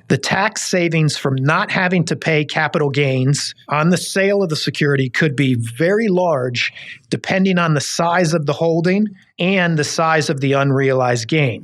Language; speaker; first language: English; native; English